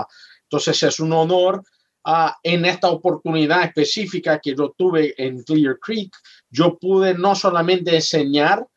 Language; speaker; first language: Spanish; non-native, fluent; Portuguese